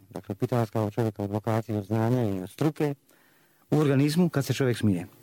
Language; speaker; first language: Croatian; native; Croatian